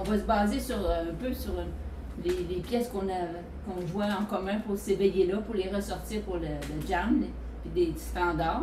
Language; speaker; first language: French; native; French